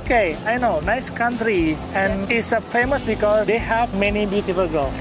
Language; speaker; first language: English; non-native, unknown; Indonesian